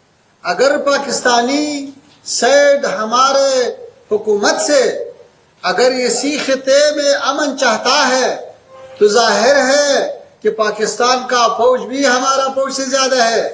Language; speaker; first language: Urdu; non-native, fluent; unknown